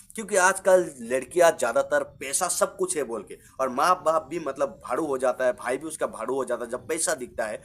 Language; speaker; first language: Hindi; non-native, local second language; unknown